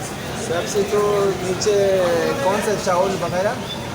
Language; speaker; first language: Hindi; non-native, learner; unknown